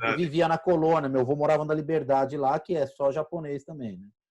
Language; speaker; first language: Portuguese; native; Portuguese